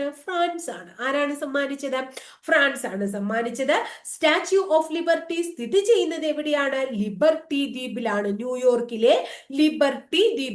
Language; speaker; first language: Malayalam; native; Malayalam